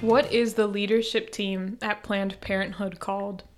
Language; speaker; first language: English; early bilingual, other home language; Spanish